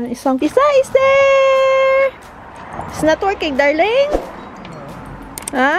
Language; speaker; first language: English; non-native, learner; Filipino